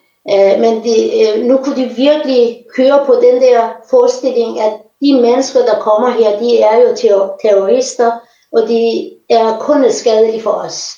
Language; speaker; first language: Danish; non-native, fluent; Persian